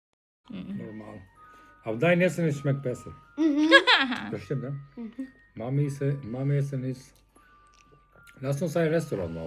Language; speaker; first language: German; early bilingual, other home language; Indonesian